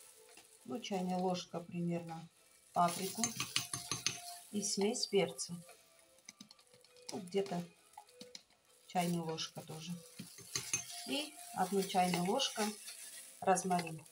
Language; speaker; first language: Russian; non-native, fluent; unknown